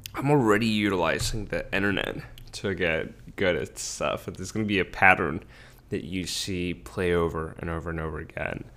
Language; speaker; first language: English; early bilingual, other home language; Spanish